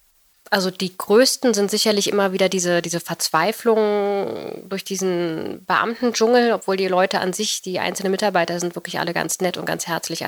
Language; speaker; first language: German; native; German